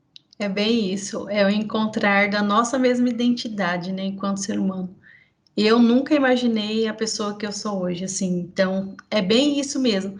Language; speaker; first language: Portuguese; native; Portuguese